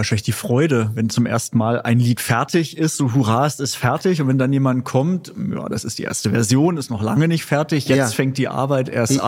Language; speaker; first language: German; native; German